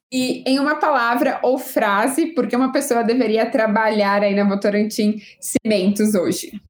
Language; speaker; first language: Portuguese; native; Portuguese